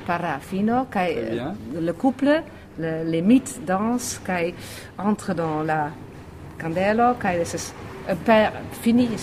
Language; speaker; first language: French; non-native, fluent; Western Frisian